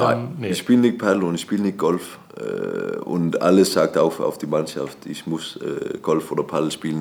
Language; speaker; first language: German; non-native, learner; Danish